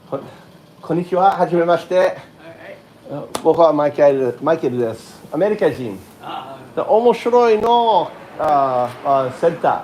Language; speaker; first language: Japanese; non-native, learner; English